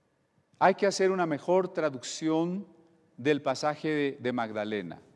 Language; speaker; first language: Spanish; native; Spanish